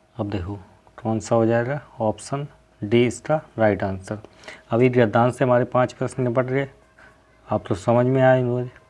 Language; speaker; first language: Hindi; native; Hindi